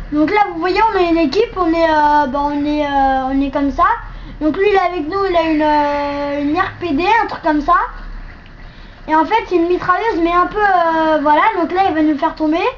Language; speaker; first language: French; native; French